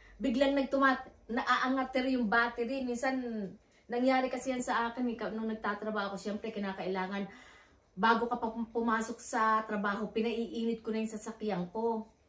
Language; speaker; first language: Filipino; native; Filipino